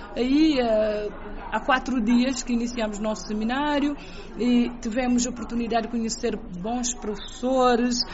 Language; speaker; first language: Portuguese; non-native, local second language; Kabuverdianu